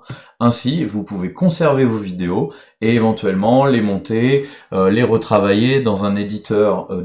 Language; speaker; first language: French; native; French